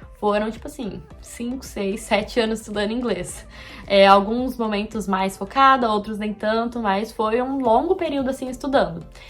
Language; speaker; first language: Portuguese; native; Portuguese